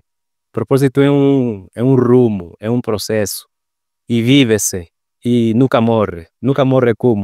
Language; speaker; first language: Portuguese; native; Portuguese